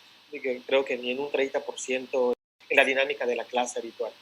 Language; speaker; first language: Spanish; native; Spanish